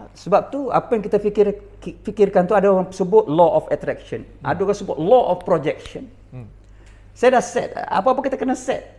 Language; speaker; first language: Malay; native; Malay